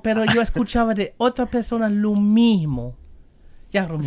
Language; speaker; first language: Spanish; non-native, learner; German